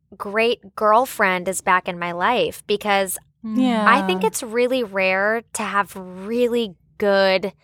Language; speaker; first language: English; native; English